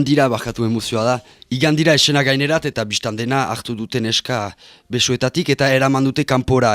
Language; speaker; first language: Basque; native; Basque